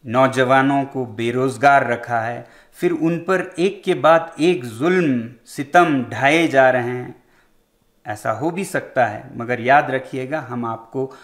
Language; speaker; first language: Hindi; non-native, local second language; Ladakhi